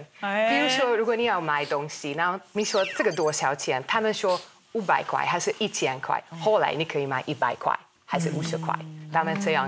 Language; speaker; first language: Chinese; non-native, fluent; Hungarian